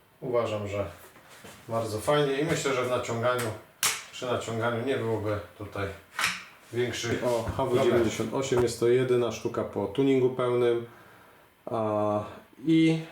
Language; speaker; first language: Polish; native; Polish